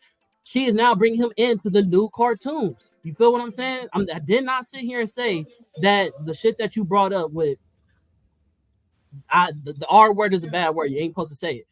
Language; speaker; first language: English; native; English